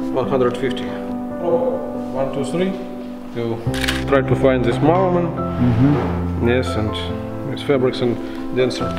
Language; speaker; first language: English; non-native, fluent; Russian